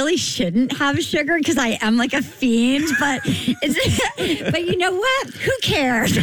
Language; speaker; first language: English; native; English